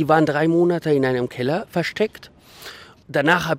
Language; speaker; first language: German; non-native, fluent; Persian